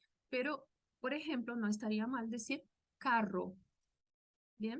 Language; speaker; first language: Spanish; non-native, fluent; Portuguese